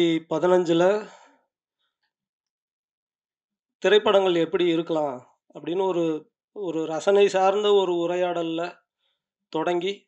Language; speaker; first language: Tamil; native; Tamil